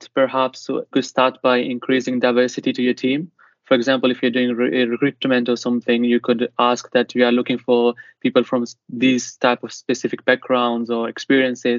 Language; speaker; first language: English; non-native, fluent; Italian